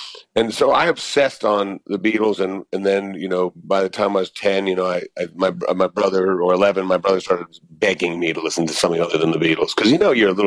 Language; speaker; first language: English; native; English